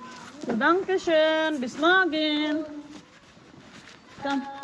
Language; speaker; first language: German; non-native, learner; Filipino